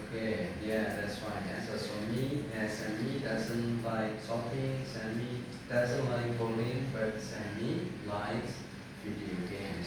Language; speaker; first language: English; non-native, fluent; Indonesian